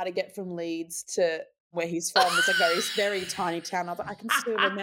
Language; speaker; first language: English; native; English